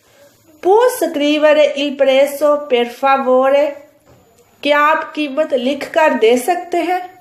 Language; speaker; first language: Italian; non-native, fluent; Urdu